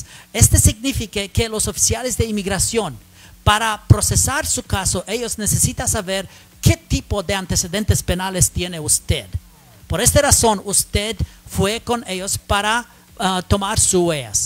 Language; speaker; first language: Spanish; non-native, learner; English